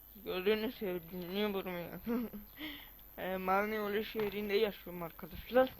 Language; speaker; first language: Turkish; non-native, fluent; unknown